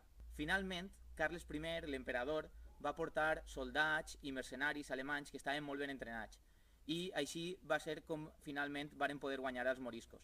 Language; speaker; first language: Catalan; native; Catalan